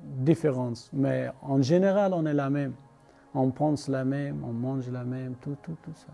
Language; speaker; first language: French; non-native, learner; Persian